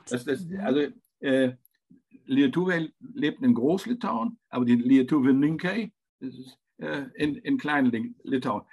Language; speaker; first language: German; native; German